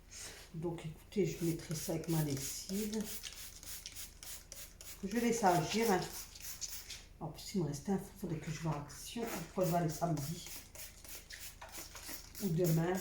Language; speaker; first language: French; native; French